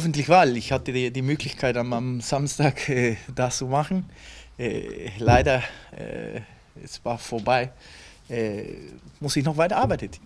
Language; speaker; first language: German; non-native, fluent; Spanish